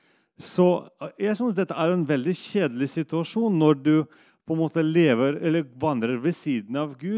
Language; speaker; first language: Norwegian; non-native, fluent; Russian